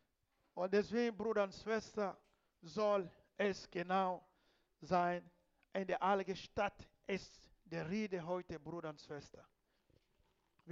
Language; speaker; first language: German; non-native, fluent; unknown